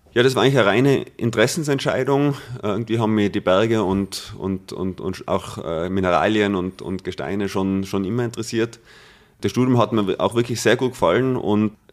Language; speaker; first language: German; native; German